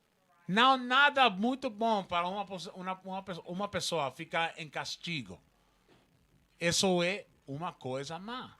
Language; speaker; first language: Portuguese; non-native, learner; Spanish